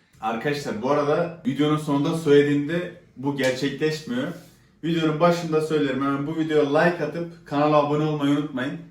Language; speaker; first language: Turkish; native; Turkish